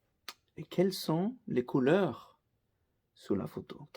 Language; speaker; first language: French; non-native, fluent; Faroese